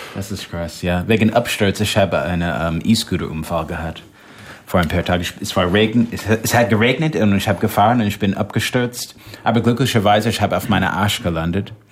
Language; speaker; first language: German; non-native, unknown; English